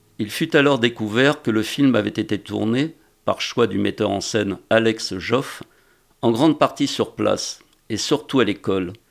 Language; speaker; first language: French; native; French